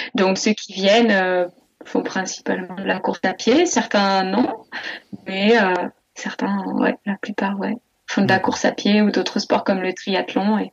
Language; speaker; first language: French; native; French